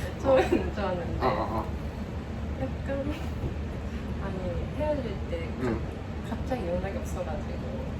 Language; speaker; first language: Korean; non-native, learner; Japanese